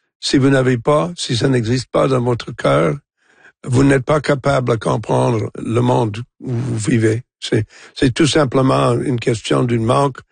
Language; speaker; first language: French; non-native, local second language; English